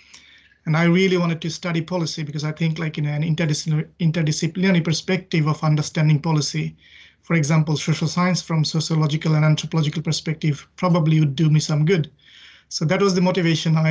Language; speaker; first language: English; non-native, local second language; Bangla